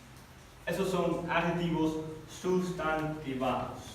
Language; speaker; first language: Spanish; non-native, fluent; English